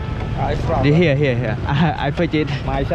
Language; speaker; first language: English; non-native, learner; Khmer